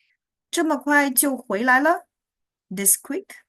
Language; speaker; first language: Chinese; non-native, fluent; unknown